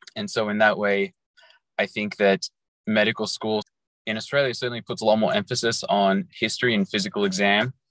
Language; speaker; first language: English; native; English